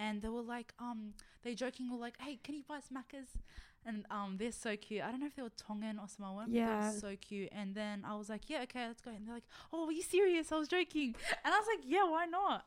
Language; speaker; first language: English; non-native, local second language; Arabic